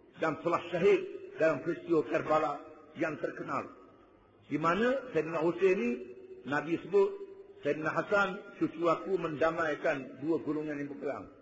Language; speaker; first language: Malay; native; Malay